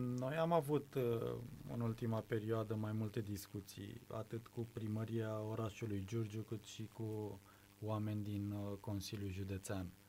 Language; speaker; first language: Romanian; native; Romanian